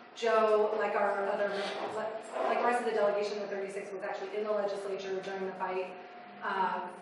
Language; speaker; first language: English; native; English